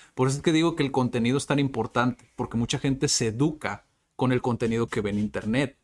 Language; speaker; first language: Spanish; native; Spanish